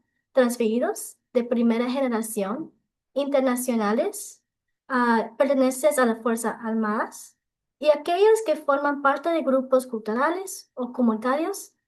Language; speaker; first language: Spanish; non-native, local second language; English